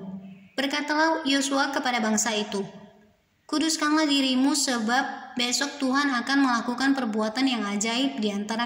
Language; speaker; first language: Indonesian; native; Indonesian